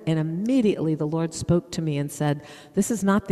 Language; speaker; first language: English; native; English